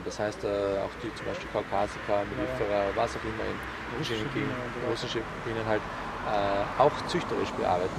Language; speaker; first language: German; native; German